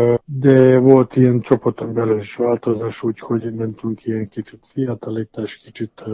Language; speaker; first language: Hungarian; non-native, fluent; Serbian